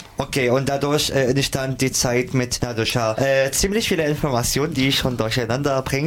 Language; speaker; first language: German; non-native, fluent; Arabic